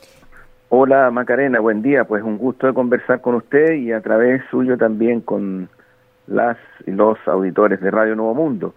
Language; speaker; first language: Spanish; native; Spanish